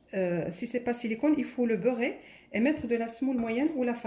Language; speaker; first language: French; non-native, local second language; Arabic